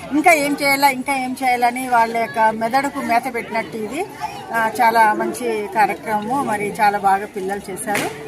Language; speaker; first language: Telugu; native; Telugu